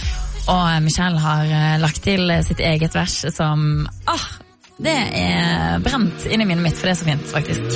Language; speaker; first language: Norwegian; native; Norwegian